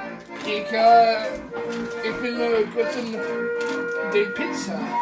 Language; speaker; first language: German; non-native, learner; English